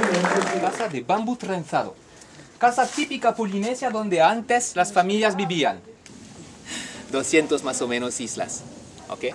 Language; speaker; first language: Spanish; non-native, learner; French